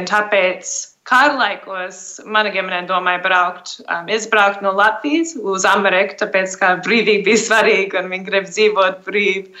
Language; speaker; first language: Latvian; early bilingual, heritage; English